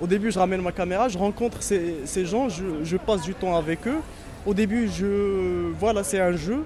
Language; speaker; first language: French; non-native, local second language; Arabic